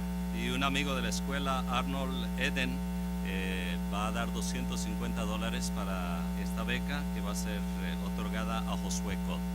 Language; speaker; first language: Spanish; native; Spanish